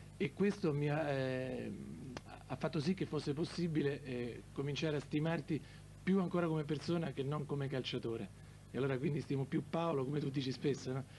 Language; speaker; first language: Italian; native; Italian